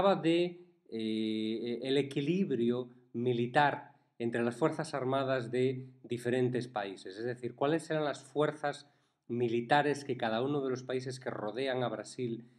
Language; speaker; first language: Spanish; native; Spanish